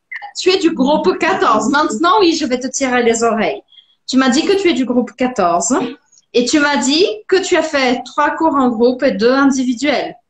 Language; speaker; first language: French; non-native, fluent; Portuguese